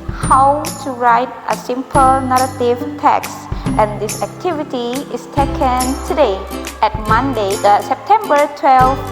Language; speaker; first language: English; non-native, fluent; Indonesian